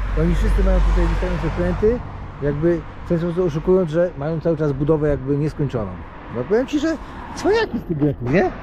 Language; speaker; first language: Polish; native; Polish